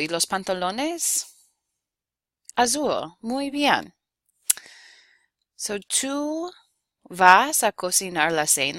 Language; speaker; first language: Spanish; non-native, fluent; English